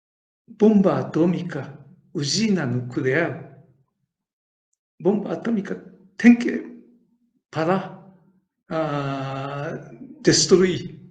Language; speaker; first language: Portuguese; non-native, learner; Japanese